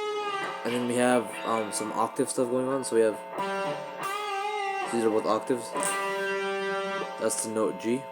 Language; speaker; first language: English; native; English